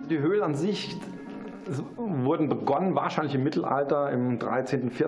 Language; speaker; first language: German; native; German